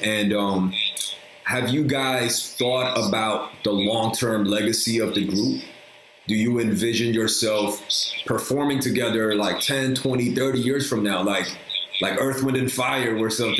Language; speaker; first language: English; early bilingual, other home language; Korean